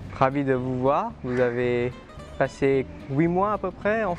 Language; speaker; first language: French; non-native, fluent; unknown